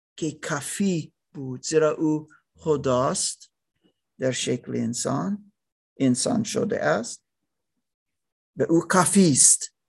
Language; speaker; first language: Persian; non-native, learner; German